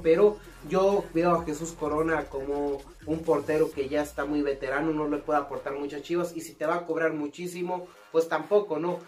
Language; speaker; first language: Spanish; native; Spanish